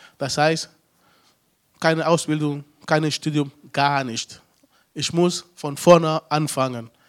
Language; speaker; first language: German; non-native, fluent; Ewe